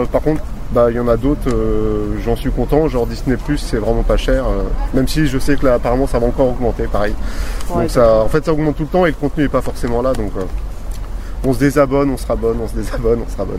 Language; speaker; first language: French; native; French